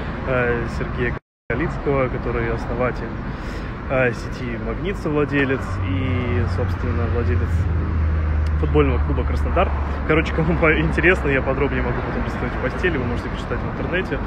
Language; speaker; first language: Russian; native; Russian